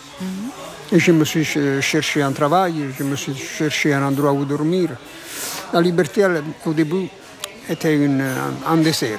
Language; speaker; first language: French; non-native, fluent; Italian